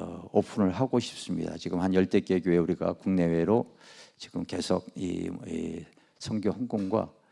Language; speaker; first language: Korean; native; Korean